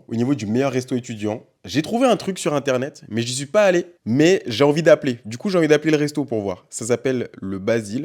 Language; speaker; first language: French; native; French